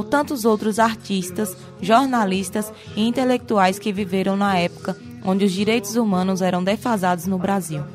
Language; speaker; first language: Portuguese; native; Portuguese